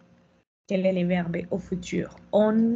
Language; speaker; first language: French; non-native, fluent; Spanish